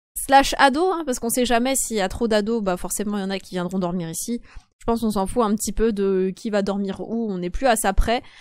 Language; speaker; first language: French; non-native, fluent; Polish